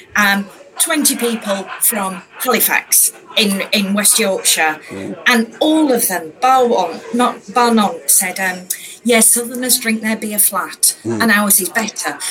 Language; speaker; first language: English; native; English